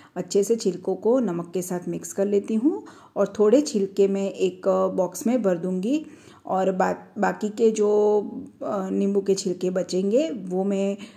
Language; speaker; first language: Hindi; non-native, local second language; Gujarati